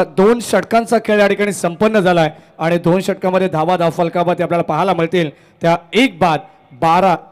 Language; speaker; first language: Marathi; native; Marathi